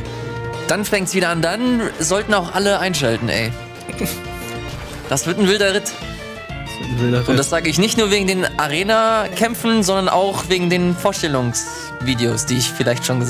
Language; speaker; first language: German; native; German